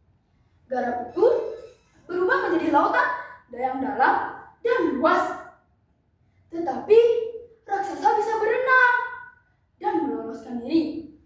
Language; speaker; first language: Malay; non-native, local second language; Balinese